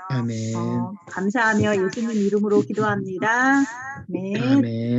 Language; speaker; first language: Korean; native; Korean